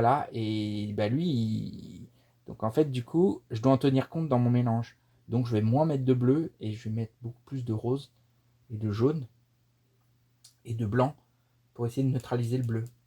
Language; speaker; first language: French; native; French